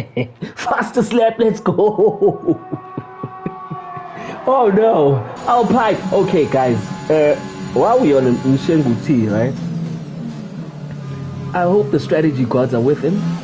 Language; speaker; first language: English; non-native, local second language; Zulu